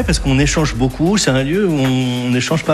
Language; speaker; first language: French; native; French